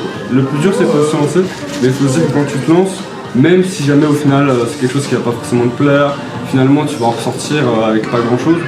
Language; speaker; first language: French; native; French